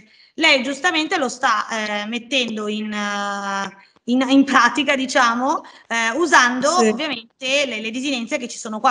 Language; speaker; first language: Italian; native; Italian